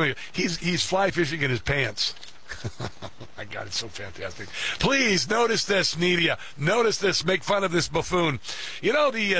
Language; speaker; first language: English; native; English